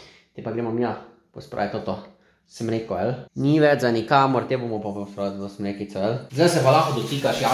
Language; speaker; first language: Slovenian; native; Slovenian